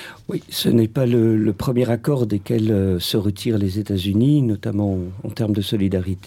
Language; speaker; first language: French; non-native, local second language; Luxembourgish